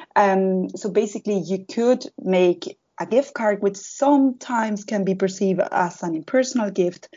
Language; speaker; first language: English; non-native, fluent; Spanish